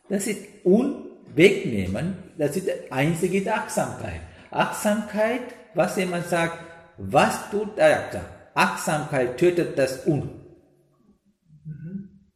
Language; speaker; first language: German; non-native, learner; Sinhala